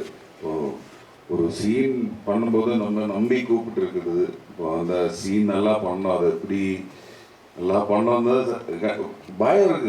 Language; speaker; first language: Tamil; non-native, local second language; Malayalam